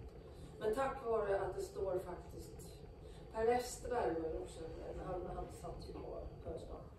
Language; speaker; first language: Swedish; native; Swedish